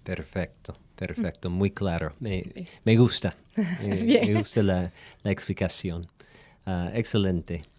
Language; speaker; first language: Spanish; non-native, fluent; English